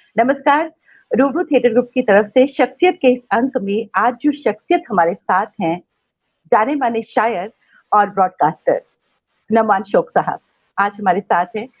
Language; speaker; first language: Hindi; native; Hindi